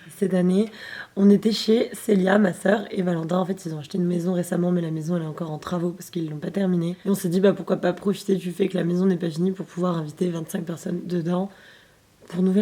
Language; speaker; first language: French; native; French